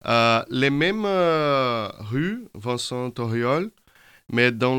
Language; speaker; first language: French; non-native, fluent; Portuguese